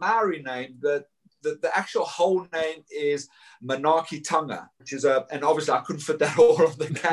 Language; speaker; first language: English; native; English